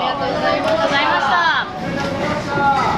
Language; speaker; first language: Japanese; native; Japanese